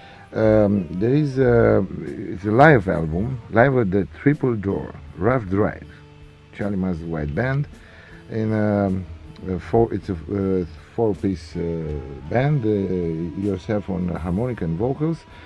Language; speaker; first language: English; non-native, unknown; Romanian